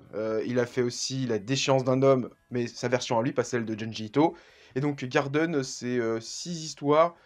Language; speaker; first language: French; native; French